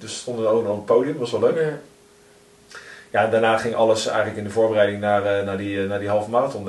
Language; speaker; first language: Dutch; native; Dutch